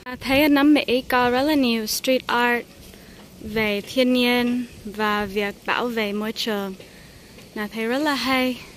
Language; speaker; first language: Vietnamese; native; Vietnamese